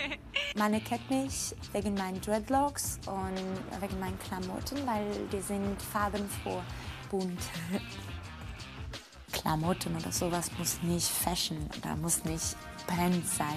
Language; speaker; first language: German; non-native, fluent; Georgian